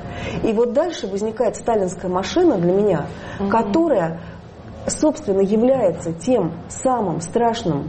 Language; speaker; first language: Russian; native; Russian